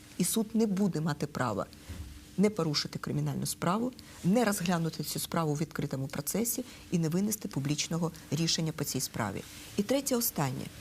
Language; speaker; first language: Ukrainian; non-native, local second language; Russian